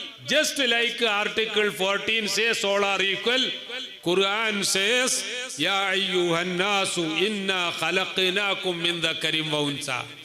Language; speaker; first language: English; non-native, local second language; Malayalam